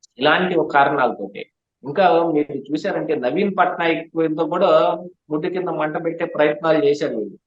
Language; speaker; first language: Telugu; native; Telugu